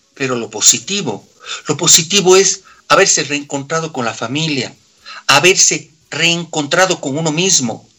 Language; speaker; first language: Spanish; native; Spanish